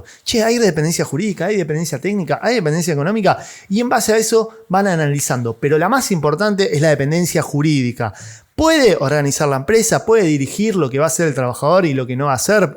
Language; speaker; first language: Spanish; native; Spanish